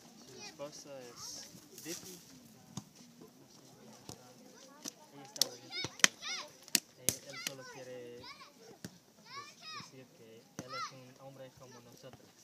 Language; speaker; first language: Spanish; non-native, learner; English